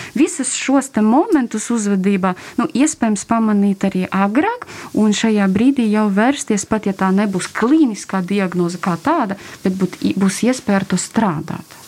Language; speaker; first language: Latvian; non-native, local second language; Russian